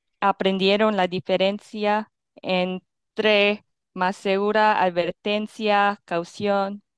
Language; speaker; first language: Spanish; non-native, fluent; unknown